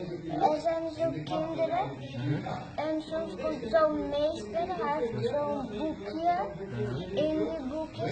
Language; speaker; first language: Dutch; early bilingual, other home language; Uyghur